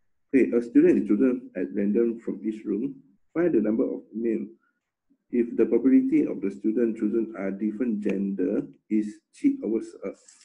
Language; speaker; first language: English; non-native, local second language; Chinese